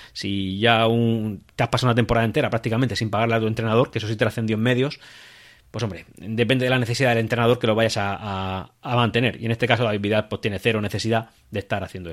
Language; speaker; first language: Spanish; native; Spanish